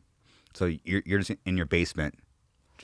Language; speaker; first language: English; native; English